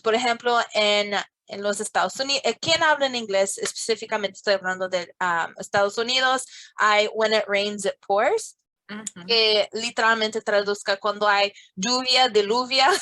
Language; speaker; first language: Spanish; non-native, fluent; English